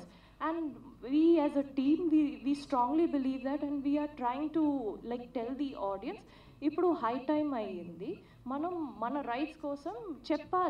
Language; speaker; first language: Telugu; non-native, learner; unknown